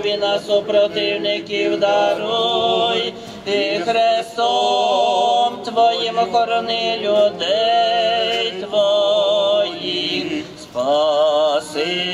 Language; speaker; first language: Ukrainian; native; Ukrainian